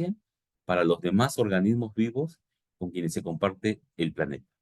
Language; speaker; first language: Spanish; native; Spanish